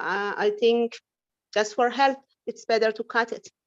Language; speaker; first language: English; non-native, learner; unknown